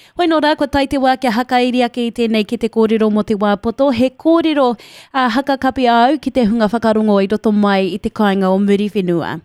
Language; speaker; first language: Māori; native; Māori